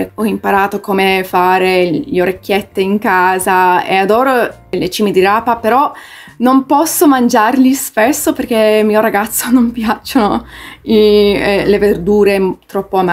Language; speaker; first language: Italian; early bilingual, heritage; English